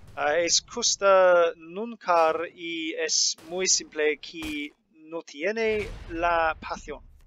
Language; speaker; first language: Spanish; non-native, learner; English